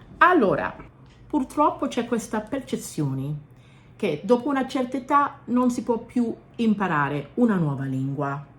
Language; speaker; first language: Italian; non-native, fluent; English